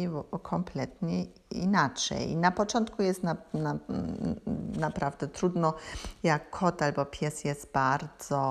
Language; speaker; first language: Polish; non-native, learner; German